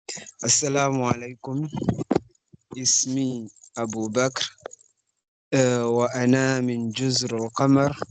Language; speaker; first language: Arabic; non-native, learner; Comorian